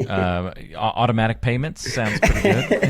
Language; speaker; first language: English; native; English